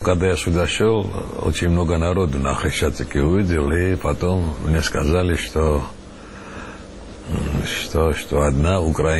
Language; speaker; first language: Ukrainian; non-native, learner; Georgian